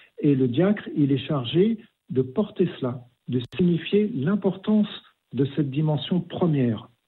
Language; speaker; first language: French; native; French